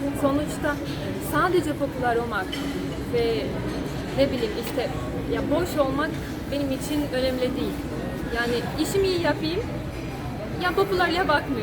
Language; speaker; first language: Turkish; non-native, fluent; Portuguese